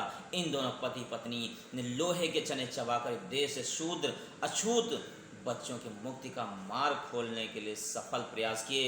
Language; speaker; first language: Hindi; native; Hindi